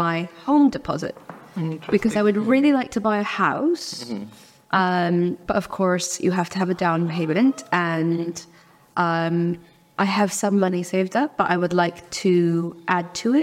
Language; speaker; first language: English; early bilingual, other home language; Chinese